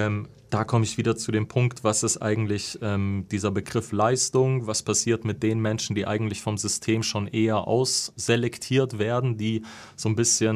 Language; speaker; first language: German; native; German